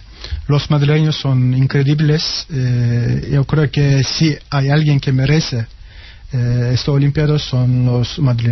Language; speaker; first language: Spanish; non-native, fluent; Turkish